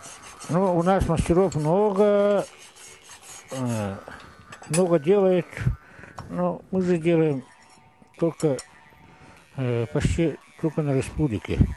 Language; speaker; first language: Russian; non-native, local second language; Yakut